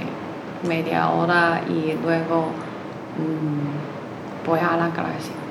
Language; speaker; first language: Spanish; non-native, learner; Chinese